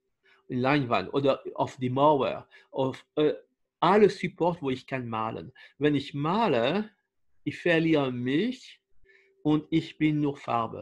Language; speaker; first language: German; non-native, fluent; French